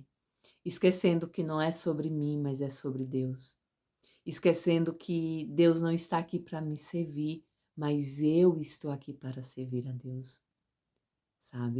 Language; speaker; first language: Portuguese; native; Portuguese